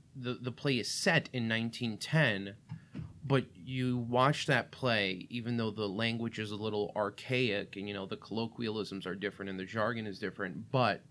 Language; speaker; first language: English; early bilingual, other home language; Russian